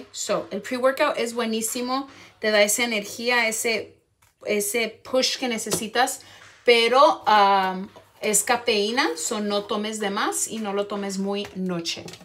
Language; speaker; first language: Spanish; early bilingual, heritage; Spanish